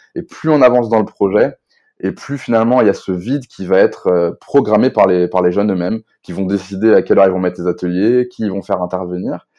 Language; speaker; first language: French; native; French